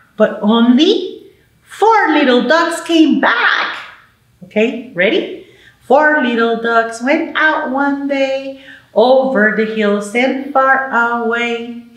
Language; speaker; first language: English; native; English